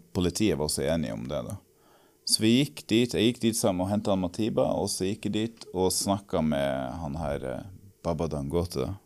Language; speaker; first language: Norwegian; native; Norwegian